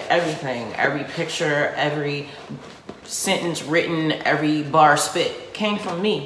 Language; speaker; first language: English; native; English